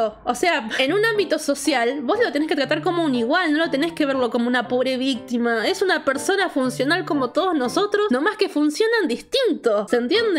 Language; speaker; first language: Spanish; native; Spanish